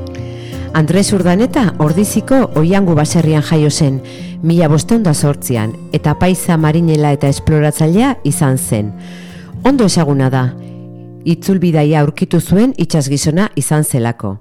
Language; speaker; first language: Basque; native; Basque